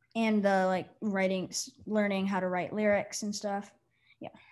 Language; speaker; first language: English; native; English